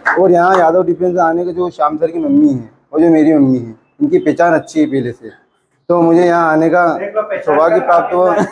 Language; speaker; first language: Hindi; native; Hindi